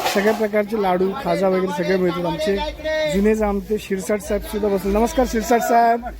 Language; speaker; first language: Marathi; native; Marathi